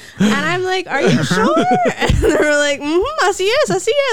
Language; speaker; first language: English; native; English